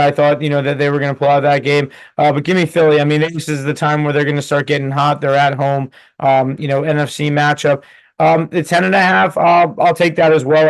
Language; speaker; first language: English; native; English